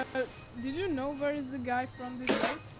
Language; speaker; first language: English; non-native, learner; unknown